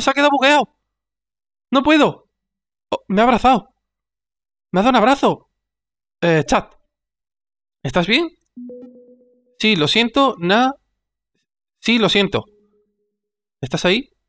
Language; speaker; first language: Spanish; native; Spanish